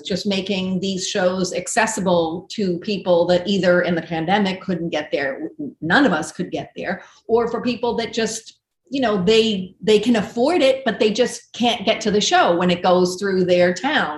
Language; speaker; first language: English; native; English